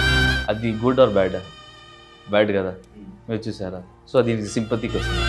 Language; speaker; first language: Telugu; non-native, learner; Urdu